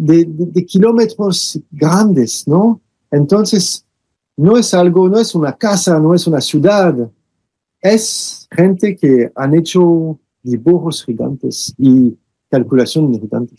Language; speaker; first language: Spanish; non-native, fluent; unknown